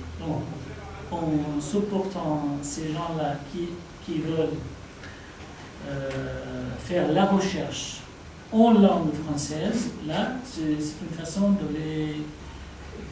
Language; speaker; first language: French; non-native, fluent; Arabic